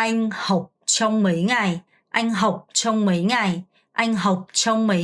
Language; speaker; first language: Vietnamese; non-native, fluent; Korean